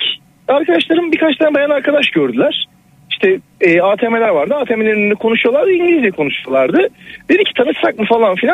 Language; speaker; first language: Turkish; native; Turkish